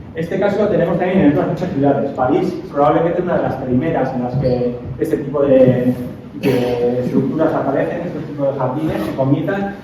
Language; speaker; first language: Spanish; native; Spanish